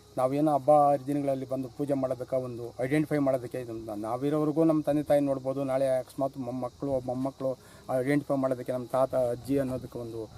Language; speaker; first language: Kannada; native; Kannada